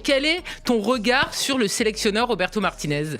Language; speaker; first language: French; native; French